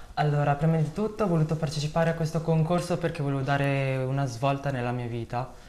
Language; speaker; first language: Italian; early bilingual, other home language; Filipino